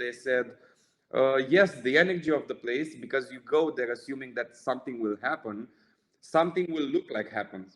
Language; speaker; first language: English; non-native, fluent; Romanian